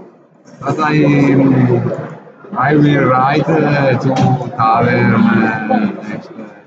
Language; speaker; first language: English; non-native, learner; Italian